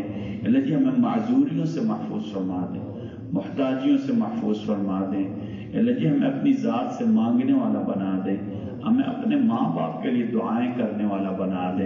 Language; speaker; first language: Urdu; native; Urdu